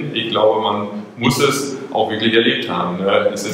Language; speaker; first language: German; native; German